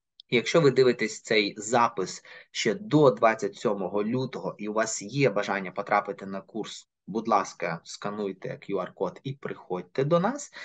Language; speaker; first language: Ukrainian; native; Ukrainian